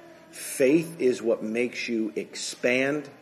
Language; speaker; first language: English; native; English